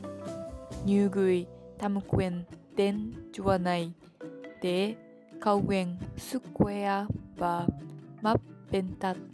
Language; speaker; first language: Vietnamese; non-native, learner; Japanese